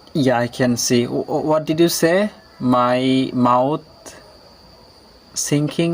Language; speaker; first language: English; non-native, learner; Bangla